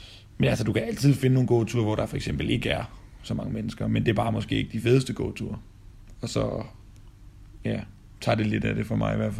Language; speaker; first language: Danish; native; Danish